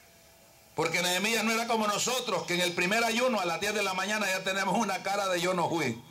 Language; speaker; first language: Spanish; native; Spanish